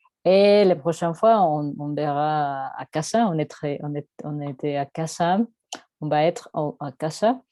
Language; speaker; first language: French; non-native, learner; Spanish